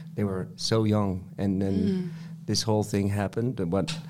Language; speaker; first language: English; non-native, fluent; Dutch